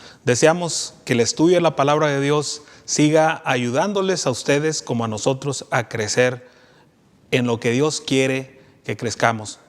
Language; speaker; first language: Spanish; native; Spanish